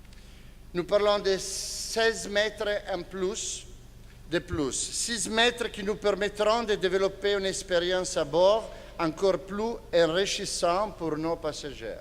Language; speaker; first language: French; non-native, fluent; Italian